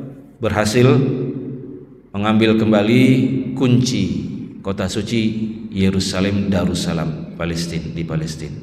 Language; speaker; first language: Indonesian; native; Indonesian